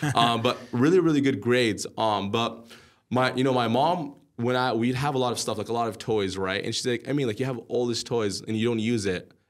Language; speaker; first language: English; early bilingual, other home language; Arabic